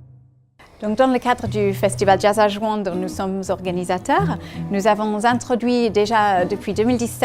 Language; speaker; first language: French; native; French